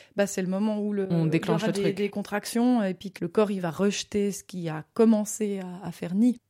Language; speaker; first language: French; native; French